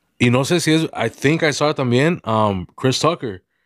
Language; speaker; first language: Spanish; early bilingual, heritage; Spanish